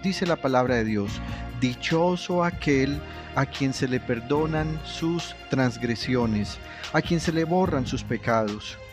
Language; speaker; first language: Spanish; native; Spanish